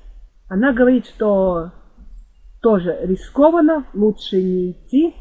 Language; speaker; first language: Russian; non-native, fluent; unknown